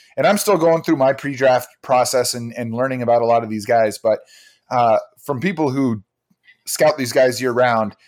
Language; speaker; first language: English; native; English